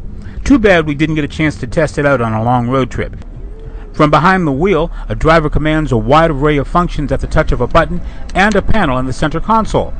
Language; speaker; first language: English; native; English